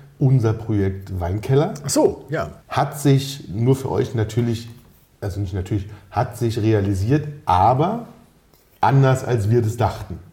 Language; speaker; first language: German; native; German